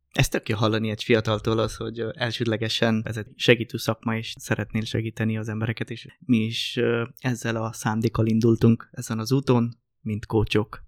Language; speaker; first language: Hungarian; non-native, fluent; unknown